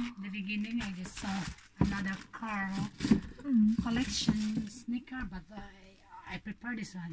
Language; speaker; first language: English; non-native, fluent; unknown